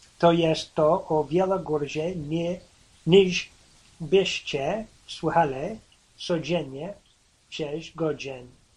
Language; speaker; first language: Polish; non-native, learner; English